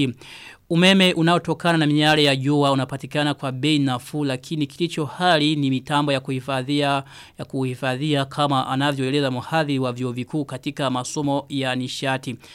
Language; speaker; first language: Swahili; non-native, local second language; Rundi